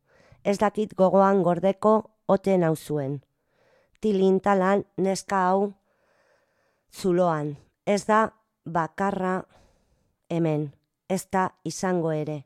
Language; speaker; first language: Basque; non-native, local second language; Spanish